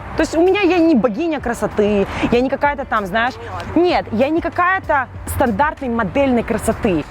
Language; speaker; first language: Russian; native; Russian